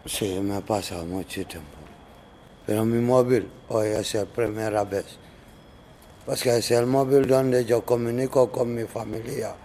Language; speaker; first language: Spanish; non-native, learner; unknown